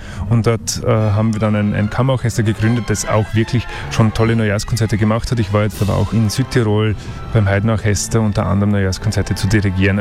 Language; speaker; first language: German; native; German